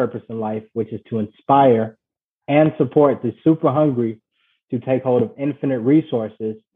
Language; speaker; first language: English; early bilingual, other home language; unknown